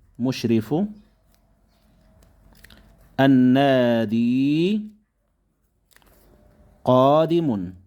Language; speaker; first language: Arabic; non-native, fluent; Indonesian